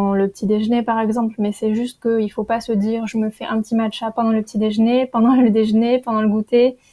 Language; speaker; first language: French; native; French